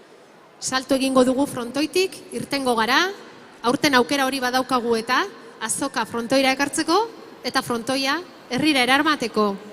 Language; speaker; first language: Basque; native; Basque